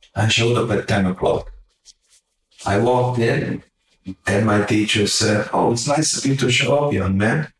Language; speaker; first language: English; non-native, fluent; Hungarian